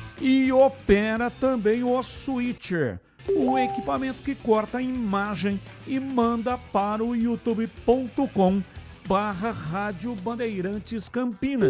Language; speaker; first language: Portuguese; native; Portuguese